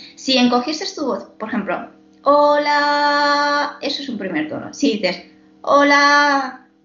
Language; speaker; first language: Spanish; non-native, fluent; Chinese